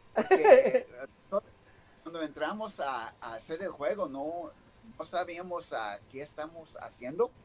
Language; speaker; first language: Spanish; early bilingual, heritage; Spanish